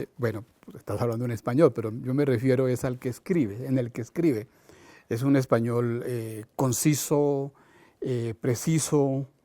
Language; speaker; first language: Spanish; native; Spanish